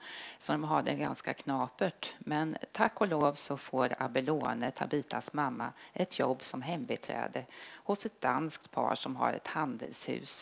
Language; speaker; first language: Swedish; native; Swedish